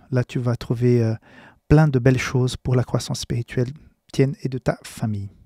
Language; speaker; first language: French; non-native, fluent; Portuguese